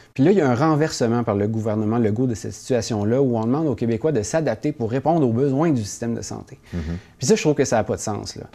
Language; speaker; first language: French; native; French